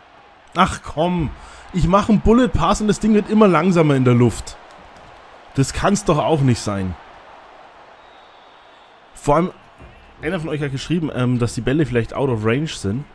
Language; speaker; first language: German; native; German